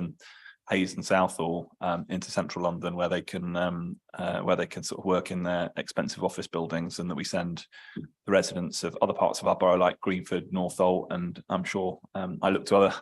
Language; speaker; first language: English; native; English